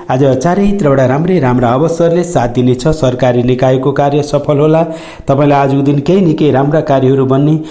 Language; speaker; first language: Nepali; native; Nepali